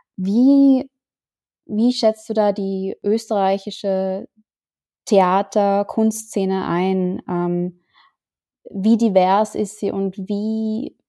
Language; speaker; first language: German; native; German